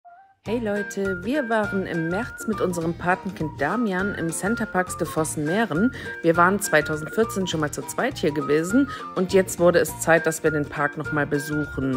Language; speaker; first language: German; native; German